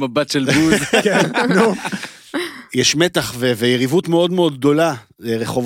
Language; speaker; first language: Hebrew; native; Hebrew